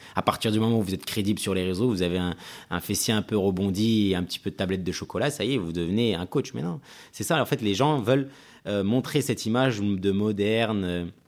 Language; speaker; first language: French; early bilingual, other home language; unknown